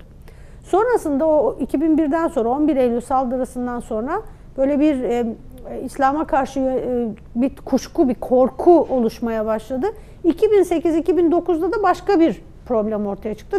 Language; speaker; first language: Turkish; native; Turkish